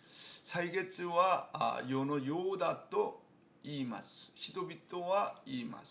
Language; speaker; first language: Japanese; non-native, fluent; Korean